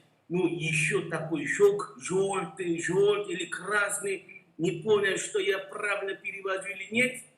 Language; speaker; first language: Russian; non-native, learner; Korean